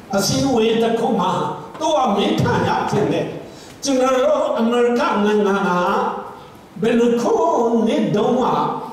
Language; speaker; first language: Burmese; non-native, local second language; Tedim Chin